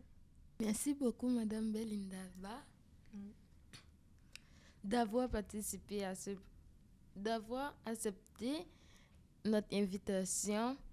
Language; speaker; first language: French; non-native, local second language; Haitian Creole